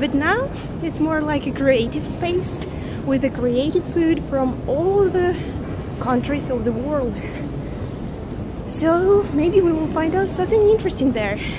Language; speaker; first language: English; non-native, fluent; Russian